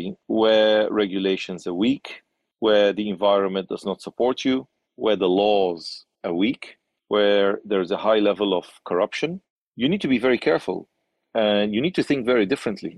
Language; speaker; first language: English; non-native, local second language; Arabic